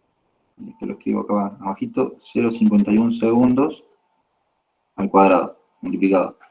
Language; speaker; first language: Spanish; native; Spanish